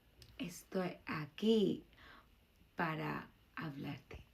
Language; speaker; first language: Spanish; non-native, fluent; Bangla